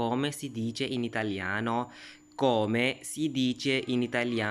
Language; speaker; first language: Italian; non-native, fluent; Hindi